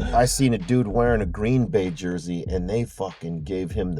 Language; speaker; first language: English; native; English